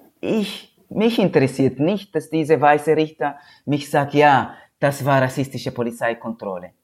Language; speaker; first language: German; non-native, learner; Swahili